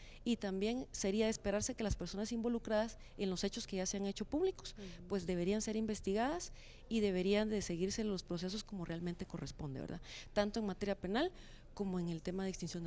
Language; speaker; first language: Spanish; native; Spanish